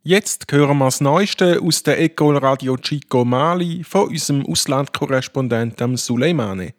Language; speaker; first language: German; native; German